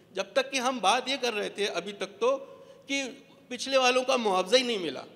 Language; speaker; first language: Hindi; native; Hindi